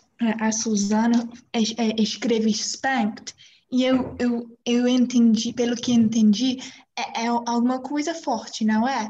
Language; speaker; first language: Portuguese; non-native, learner; English